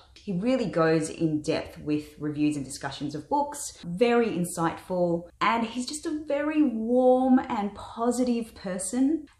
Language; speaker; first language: English; native; English